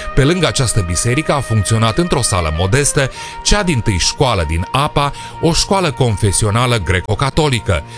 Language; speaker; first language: Romanian; native; Romanian